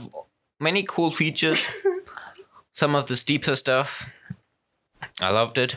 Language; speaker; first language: English; non-native, fluent; German